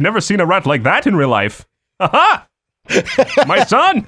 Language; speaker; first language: English; native; English